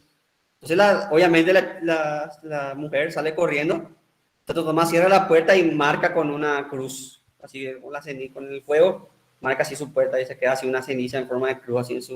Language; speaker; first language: Spanish; native; Spanish